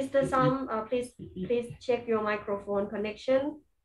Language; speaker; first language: English; non-native, fluent; Thai